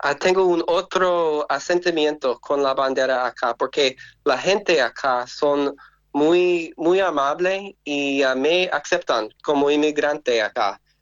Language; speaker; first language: Spanish; non-native, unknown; English